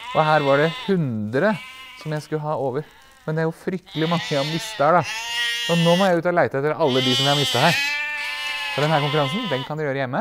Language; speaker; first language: Norwegian; native; Norwegian